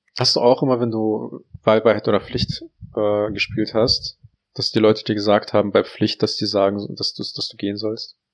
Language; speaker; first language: German; early bilingual, other home language; Russian